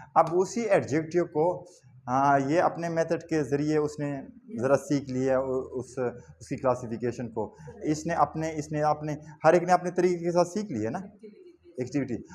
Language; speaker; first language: Urdu; non-native, local second language; Saraiki